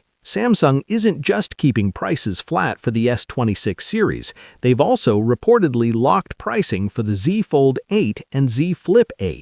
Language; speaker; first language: English; native; English